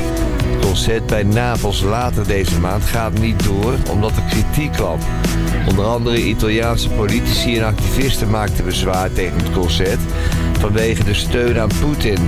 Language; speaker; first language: Dutch; native; Dutch